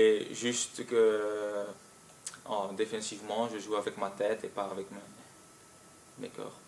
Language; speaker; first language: French; non-native, local second language; Dutch